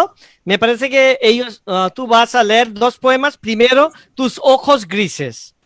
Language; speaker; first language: Spanish; non-native, fluent; Bangla